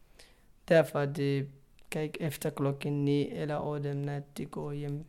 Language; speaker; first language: Danish; non-native, learner; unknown